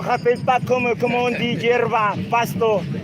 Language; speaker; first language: French; non-native, learner; Spanish